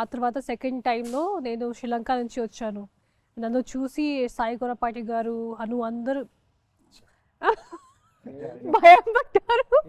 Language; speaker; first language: Telugu; non-native, fluent; Hindi